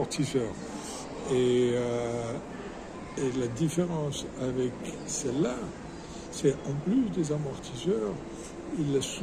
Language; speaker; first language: French; non-native, fluent; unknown